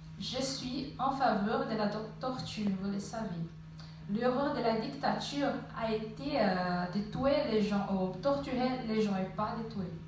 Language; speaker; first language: French; non-native, fluent; Portuguese